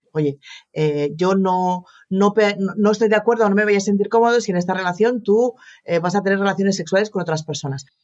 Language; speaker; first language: Spanish; native; Spanish